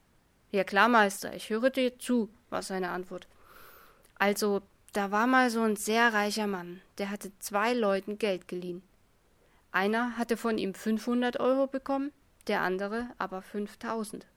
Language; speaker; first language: German; native; German